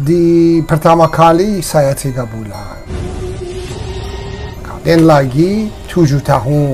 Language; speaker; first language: Indonesian; non-native, learner; Persian